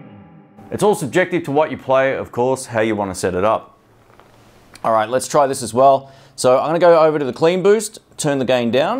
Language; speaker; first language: English; native; English